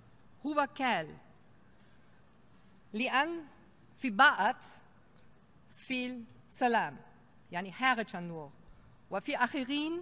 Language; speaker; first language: Arabic; non-native, fluent; German